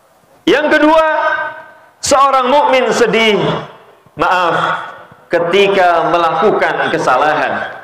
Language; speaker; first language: Indonesian; native; Indonesian